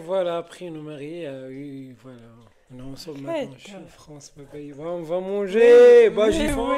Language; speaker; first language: French; non-native, learner; Arabic